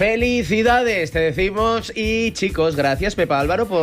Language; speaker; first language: Spanish; native; Spanish